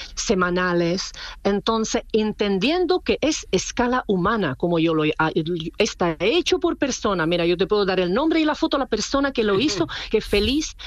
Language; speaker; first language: Spanish; non-native, fluent; Czech